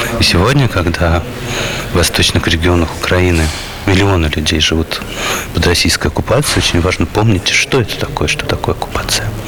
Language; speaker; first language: Russian; native; Russian